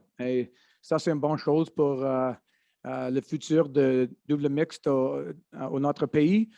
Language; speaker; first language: French; non-native, learner; English